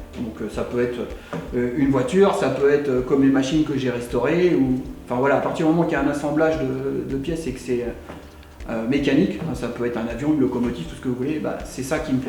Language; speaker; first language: French; native; French